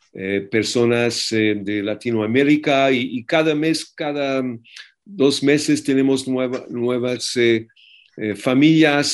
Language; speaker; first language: Spanish; non-native, fluent; English